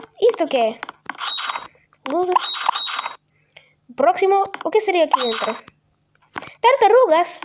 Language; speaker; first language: Spanish; non-native, learner; Portuguese